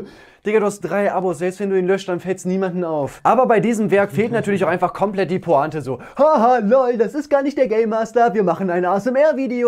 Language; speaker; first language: German; native; German